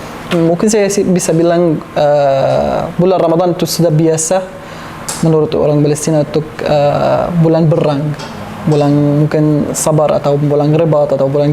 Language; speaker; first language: Indonesian; non-native, learner; Arabic